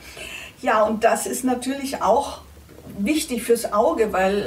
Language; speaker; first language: German; native; German